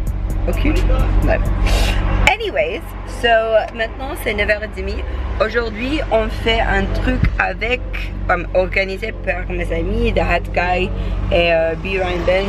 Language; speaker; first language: French; non-native, learner; English